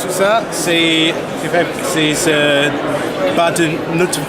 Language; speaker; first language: French; non-native, learner; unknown